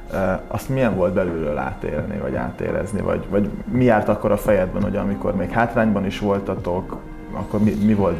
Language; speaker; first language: Hungarian; native; Hungarian